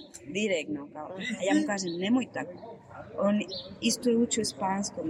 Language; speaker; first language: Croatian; non-native, learner; Spanish